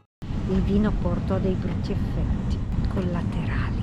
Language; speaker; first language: Italian; native; Italian